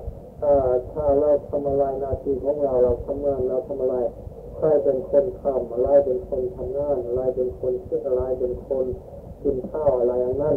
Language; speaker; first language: Thai; non-native, learner; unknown